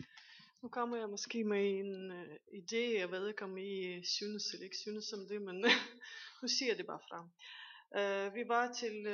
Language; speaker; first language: Danish; non-native, fluent; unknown